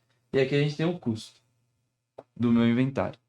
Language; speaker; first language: Portuguese; native; Portuguese